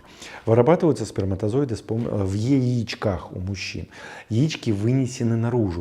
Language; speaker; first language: Russian; native; Russian